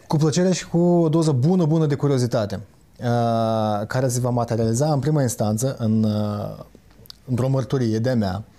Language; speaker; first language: Romanian; native; Romanian